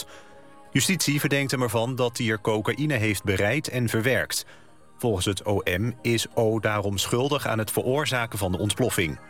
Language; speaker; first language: Dutch; native; Dutch